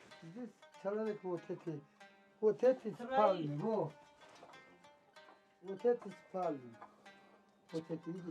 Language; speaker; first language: Russian; non-native, learner; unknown